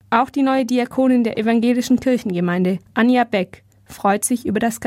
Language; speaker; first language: German; native; German